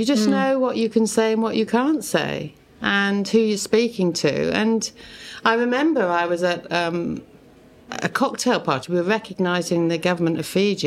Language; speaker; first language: English; native; English